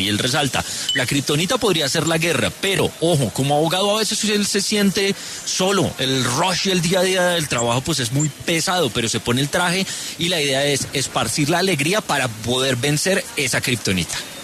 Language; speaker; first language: Spanish; native; Spanish